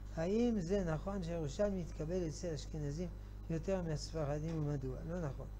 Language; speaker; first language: Hebrew; non-native, fluent; French